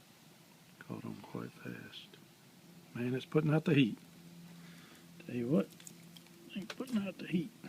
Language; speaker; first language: English; native; English